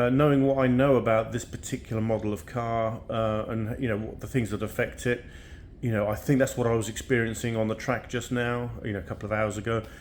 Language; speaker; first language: English; native; English